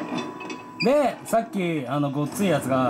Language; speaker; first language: Japanese; native; Japanese